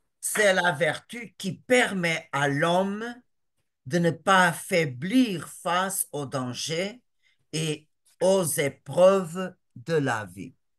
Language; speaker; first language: French; non-native, fluent; Portuguese